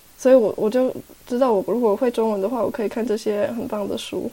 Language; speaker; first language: Chinese; early bilingual, heritage; Chinese